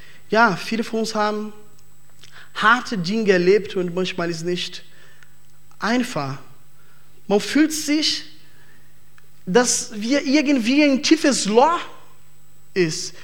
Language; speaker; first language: German; non-native, fluent; Portuguese